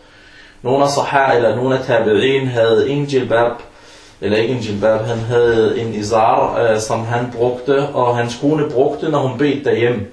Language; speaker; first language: Danish; early bilingual, other home language; Arabic